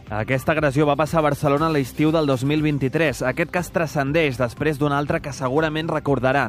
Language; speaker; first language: Catalan; native; Catalan